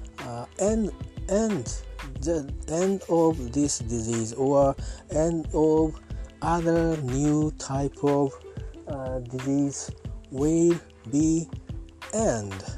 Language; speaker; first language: English; non-native, learner; Japanese